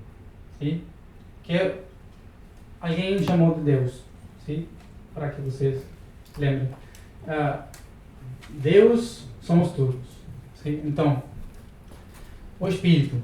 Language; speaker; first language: Portuguese; non-native, learner; Spanish